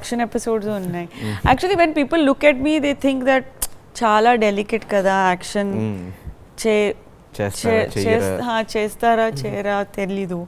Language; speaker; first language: Telugu; non-native, learner; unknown